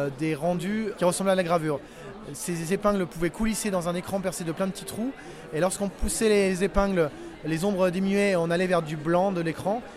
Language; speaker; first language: French; native; French